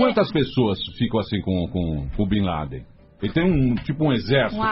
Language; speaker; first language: Portuguese; native; Portuguese